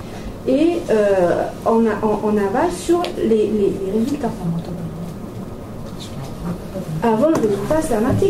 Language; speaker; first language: French; native; French